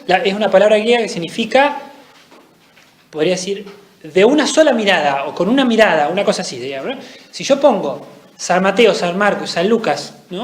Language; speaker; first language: Spanish; native; Spanish